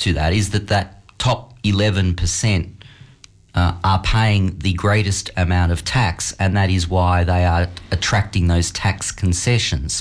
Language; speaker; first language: English; native; English